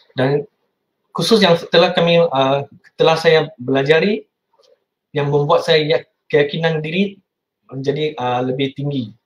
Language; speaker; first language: Malay; non-native, local second language; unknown